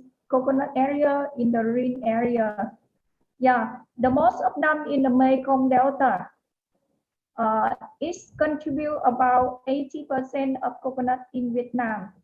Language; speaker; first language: English; non-native, learner; Vietnamese